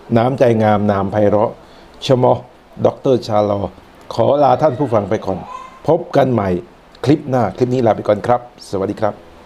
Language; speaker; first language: Thai; non-native, local second language; Northern Khmer